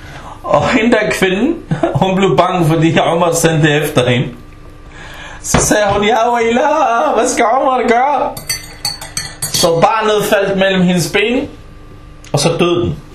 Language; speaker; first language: Danish; early bilingual, other home language; Arabic